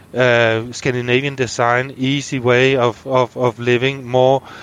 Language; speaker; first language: English; non-native, fluent; Danish